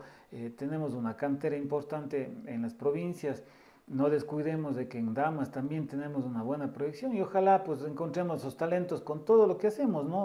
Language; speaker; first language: Spanish; native; Spanish